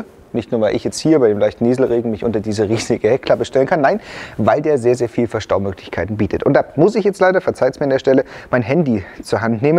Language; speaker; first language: German; native; German